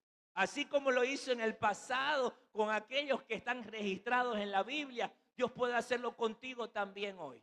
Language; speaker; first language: Spanish; native; Spanish